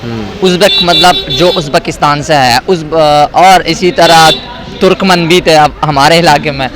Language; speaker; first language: Hindi; non-native, local second language; Pashto